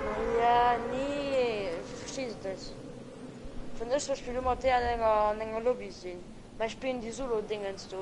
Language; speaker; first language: German; non-native, local second language; Luxembourgish